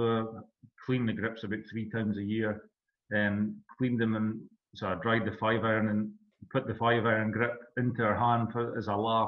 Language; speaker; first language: English; native; English